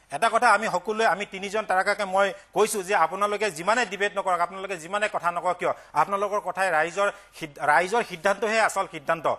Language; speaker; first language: Assamese; native; Assamese